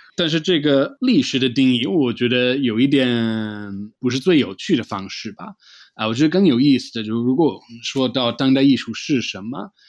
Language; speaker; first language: Chinese; non-native, fluent; English